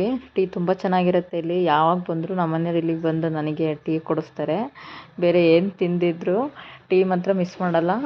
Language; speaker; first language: Kannada; native; Kannada